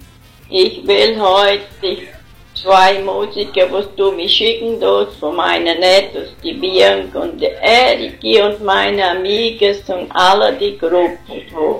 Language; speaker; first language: German; early bilingual, heritage; German